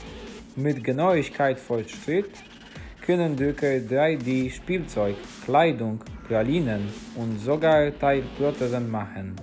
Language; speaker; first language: German; non-native, learner; Polish